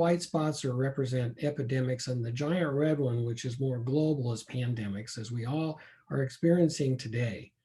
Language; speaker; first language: English; native; English